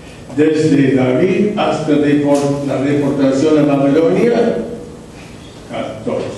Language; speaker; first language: Spanish; non-native, fluent; English